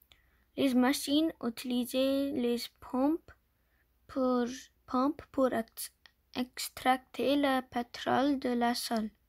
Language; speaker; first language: French; non-native, learner; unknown